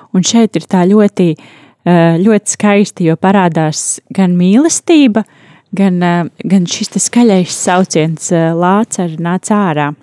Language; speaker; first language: Latvian; native; Latvian